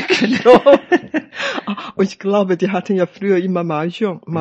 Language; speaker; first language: German; non-native, fluent; Chinese